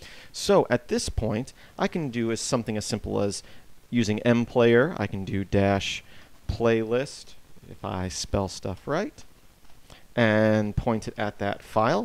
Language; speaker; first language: English; native; English